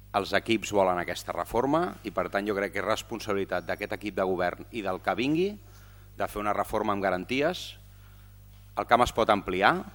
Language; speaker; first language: Catalan; native; Catalan